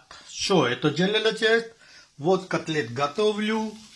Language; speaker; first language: Russian; non-native, learner; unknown